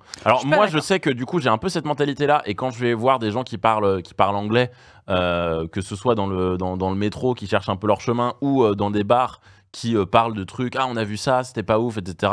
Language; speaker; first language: French; native; French